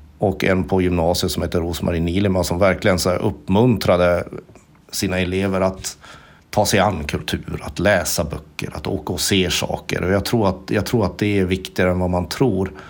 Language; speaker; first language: Swedish; native; Swedish